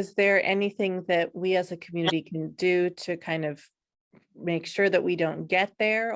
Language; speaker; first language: English; native; English